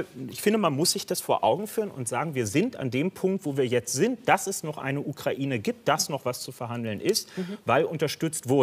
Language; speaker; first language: German; native; German